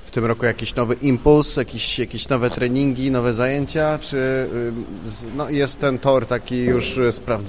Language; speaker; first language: Polish; native; Polish